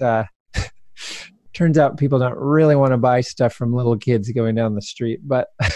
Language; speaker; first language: English; native; English